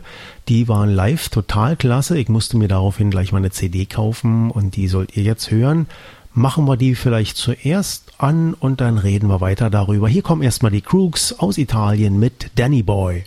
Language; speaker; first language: German; native; German